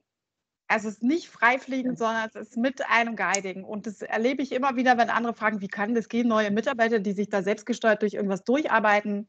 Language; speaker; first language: German; native; German